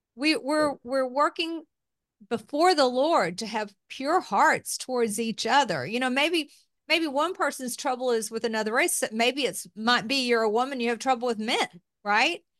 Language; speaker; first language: English; native; English